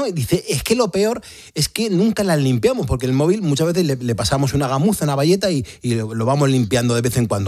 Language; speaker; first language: Spanish; native; Spanish